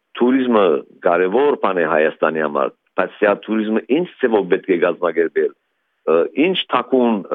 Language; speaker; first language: Armenian; early bilingual, heritage; Armenian